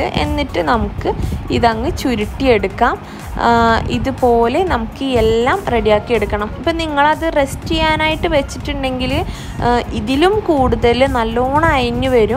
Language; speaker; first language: Malayalam; native; Malayalam